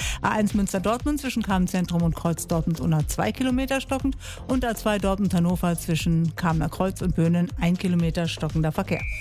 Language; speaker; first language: German; native; German